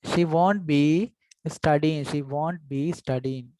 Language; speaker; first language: English; non-native, local second language; Sinhala